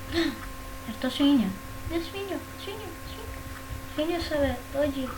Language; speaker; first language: Bosnian; native; Bosnian